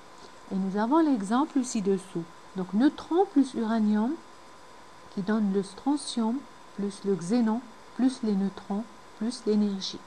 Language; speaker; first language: French; non-native, local second language; Arabic